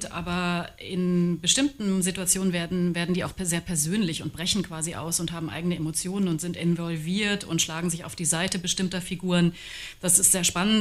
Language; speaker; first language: German; native; German